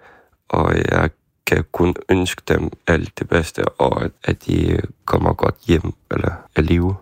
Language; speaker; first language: Danish; non-native, fluent; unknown